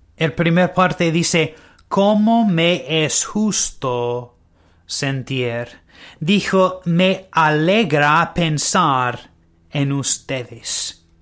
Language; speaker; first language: Spanish; non-native, learner; English